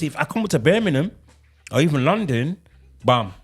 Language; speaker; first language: English; native; English